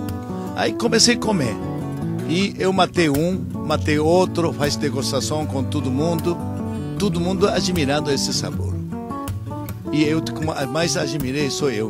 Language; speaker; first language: Portuguese; non-native, learner; Japanese